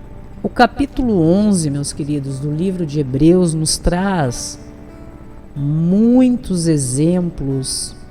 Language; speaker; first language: Portuguese; native; Portuguese